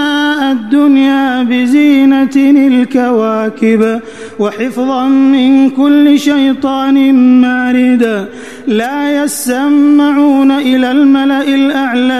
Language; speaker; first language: Arabic; native; Arabic